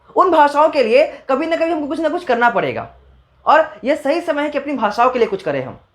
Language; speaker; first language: Hindi; non-native, local second language; Maithili